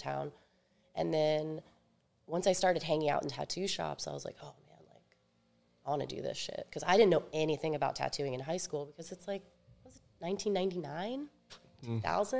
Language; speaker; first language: English; native; English